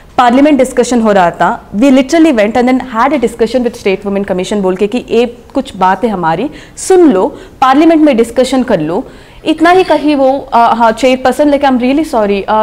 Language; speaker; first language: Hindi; non-native, local second language; Kannada